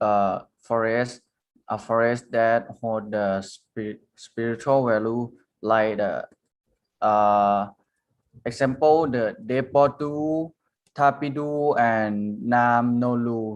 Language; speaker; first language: English; non-native, learner; Thai